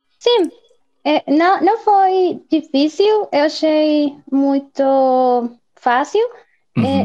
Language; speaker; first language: Portuguese; non-native, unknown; Spanish